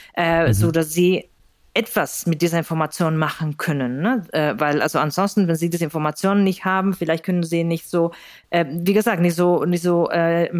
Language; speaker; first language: German; non-native, fluent; Spanish